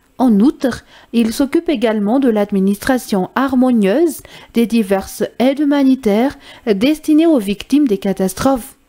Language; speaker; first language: French; non-native, local second language; Malagasy